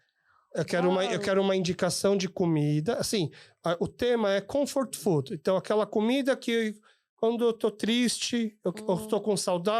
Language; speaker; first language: Portuguese; early bilingual, other home language; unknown